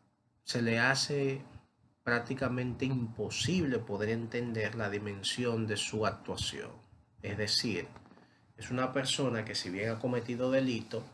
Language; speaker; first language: Spanish; native; Spanish